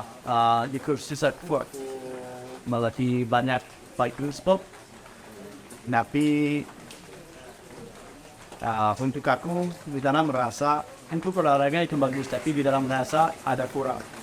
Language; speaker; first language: Indonesian; non-native, learner; French